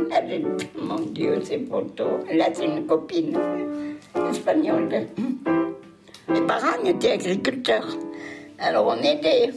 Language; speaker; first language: French; native; French